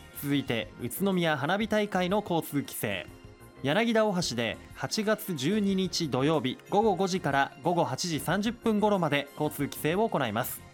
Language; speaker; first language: Japanese; native; Japanese